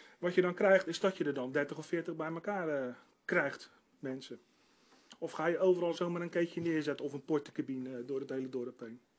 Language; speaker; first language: Dutch; native; Dutch